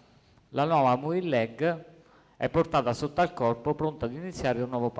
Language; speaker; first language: Italian; native; Italian